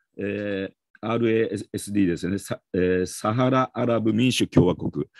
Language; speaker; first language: Japanese; native; Japanese